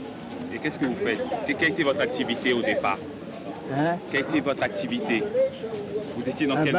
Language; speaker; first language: French; early bilingual, other home language; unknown